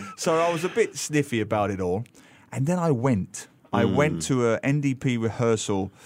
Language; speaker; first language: English; native; English